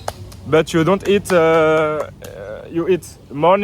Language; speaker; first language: English; non-native, learner; French